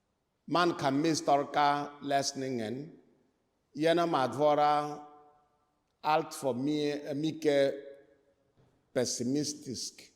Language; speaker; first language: Swedish; non-native, fluent; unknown